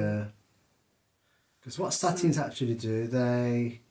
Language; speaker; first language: English; native; English